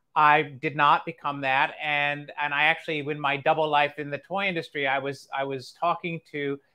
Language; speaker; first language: English; native; English